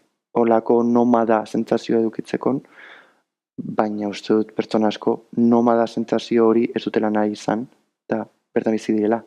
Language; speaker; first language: Basque; native; Basque